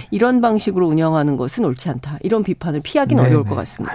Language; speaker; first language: Korean; native; Korean